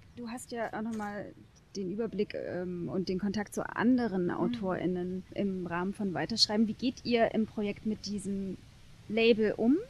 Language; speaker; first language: German; native; German